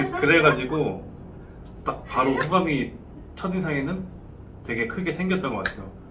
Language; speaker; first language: Korean; native; Korean